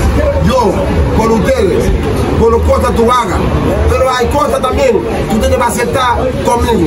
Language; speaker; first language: Spanish; non-native, learner; Haitian Creole